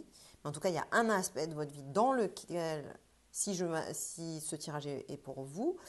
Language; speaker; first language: French; native; French